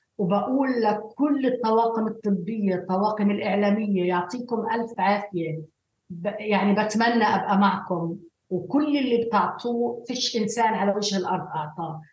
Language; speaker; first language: Arabic; native; Arabic